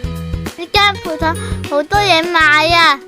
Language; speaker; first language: Chinese; native; Chinese